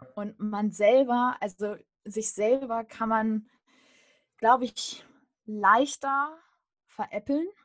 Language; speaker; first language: German; native; German